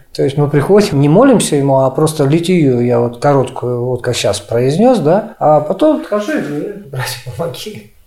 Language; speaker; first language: Russian; native; Russian